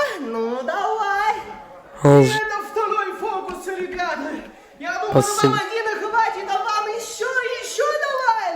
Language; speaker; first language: Russian; non-native, learner; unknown